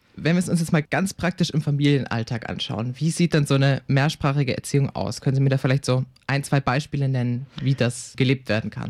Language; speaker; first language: German; native; German